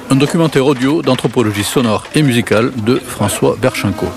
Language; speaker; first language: French; native; French